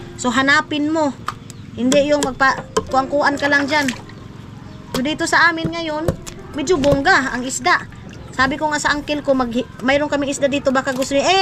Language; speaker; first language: Filipino; non-native, local second language; Cebuano